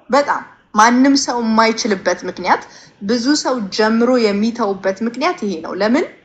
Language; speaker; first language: Amharic; native; Amharic